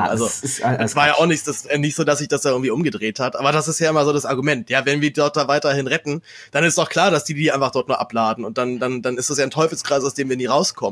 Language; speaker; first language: German; native; German